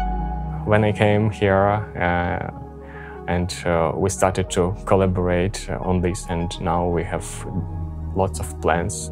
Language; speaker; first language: English; non-native, fluent; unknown